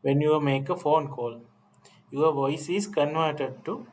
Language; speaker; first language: English; non-native, local second language; Sinhala